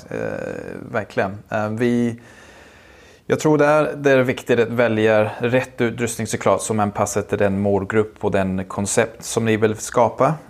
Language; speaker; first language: Swedish; non-native, fluent; English